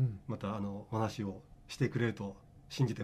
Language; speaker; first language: Japanese; native; Japanese